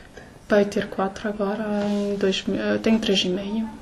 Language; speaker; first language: Portuguese; early bilingual, heritage; Portuguese